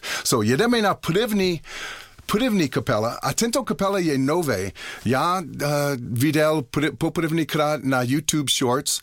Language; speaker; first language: Czech; non-native, learner; English